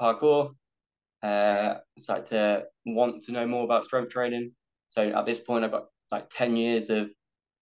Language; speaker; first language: English; native; English